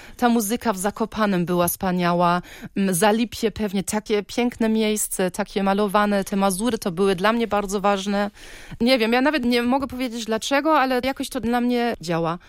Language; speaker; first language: Polish; early bilingual, heritage; Polish